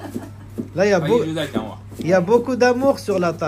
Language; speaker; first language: French; native; French